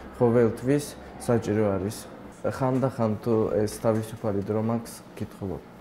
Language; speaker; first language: Georgian; non-native, local second language; Armenian